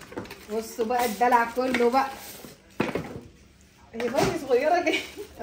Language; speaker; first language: Arabic; native; Arabic